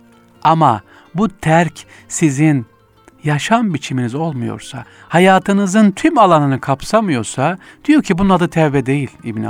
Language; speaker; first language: Turkish; native; Turkish